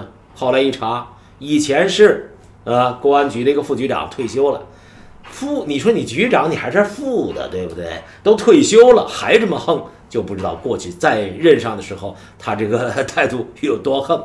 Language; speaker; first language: Chinese; native; Chinese